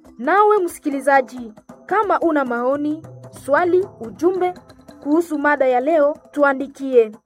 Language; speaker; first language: Swahili; non-native, local second language; Nande